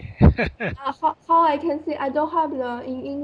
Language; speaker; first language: English; non-native, learner; French